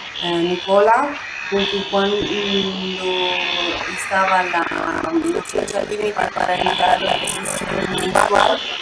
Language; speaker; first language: Spanish; non-native, learner; Italian